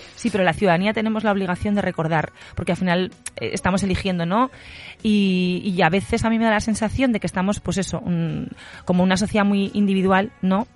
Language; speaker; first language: Spanish; native; Spanish